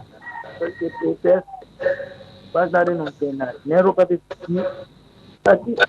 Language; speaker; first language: Portuguese; non-native, local second language; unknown